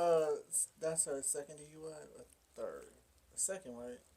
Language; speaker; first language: English; native; English